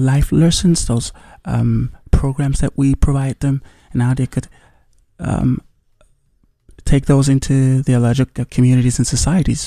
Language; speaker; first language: English; non-native, local second language; Yoruba